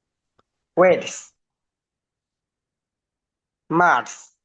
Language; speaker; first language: English; non-native, learner; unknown